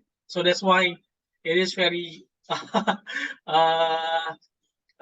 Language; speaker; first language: English; non-native, fluent; Indonesian